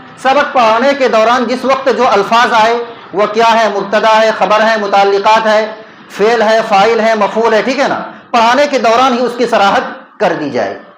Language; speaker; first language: Urdu; native; Urdu